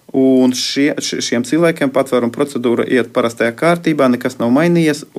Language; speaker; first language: Latvian; non-native, local second language; Russian